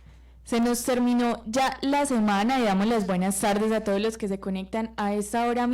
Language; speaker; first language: Spanish; native; Spanish